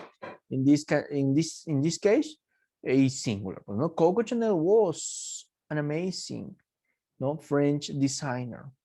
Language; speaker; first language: English; non-native, fluent; Spanish